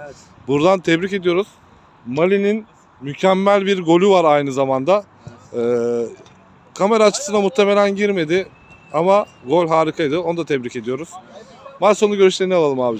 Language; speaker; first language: Turkish; native; Turkish